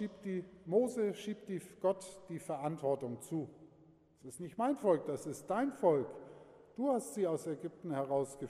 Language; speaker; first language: German; native; German